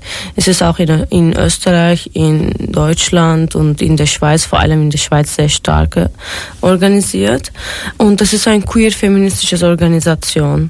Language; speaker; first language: German; non-native, fluent; Turkish